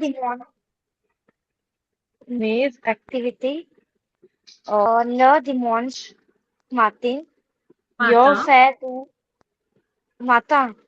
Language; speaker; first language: French; non-native, learner; Hindi